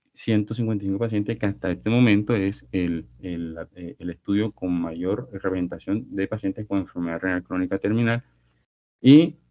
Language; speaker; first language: Spanish; native; Spanish